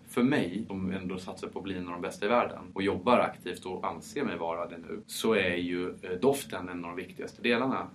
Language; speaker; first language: Swedish; early bilingual, heritage; Swedish